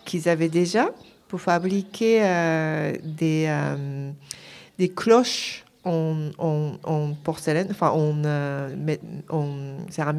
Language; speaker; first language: French; non-native, fluent; Japanese